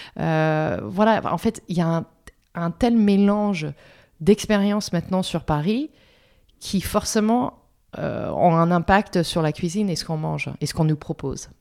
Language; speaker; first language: French; non-native, fluent; English